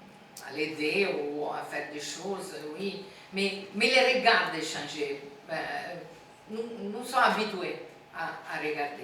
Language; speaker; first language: French; non-native, fluent; Italian